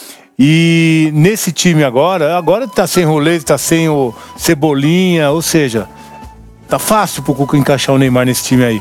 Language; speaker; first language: Portuguese; native; Portuguese